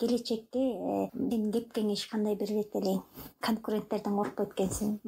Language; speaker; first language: Kyrgyz; native; Kyrgyz